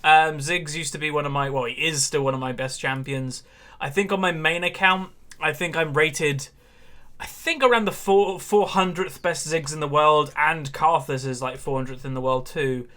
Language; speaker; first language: English; native; English